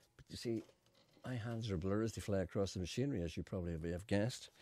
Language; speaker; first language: English; native; English